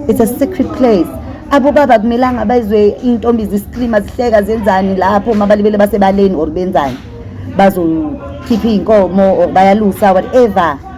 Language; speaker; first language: Zulu; native; Zulu